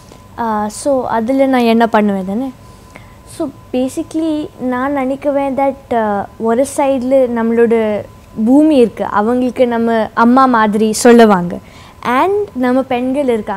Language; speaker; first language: Tamil; non-native, local second language; Hindi